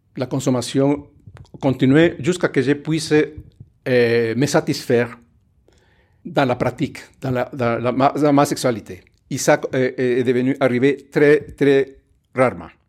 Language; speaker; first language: French; non-native, fluent; Spanish